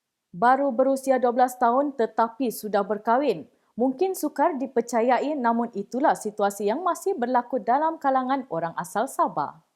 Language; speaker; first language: Malay; native; Malay